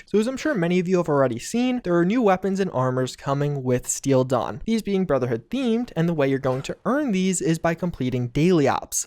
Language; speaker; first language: English; native; English